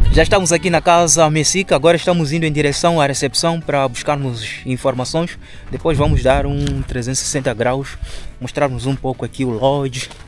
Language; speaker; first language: Portuguese; non-native, local second language; Shona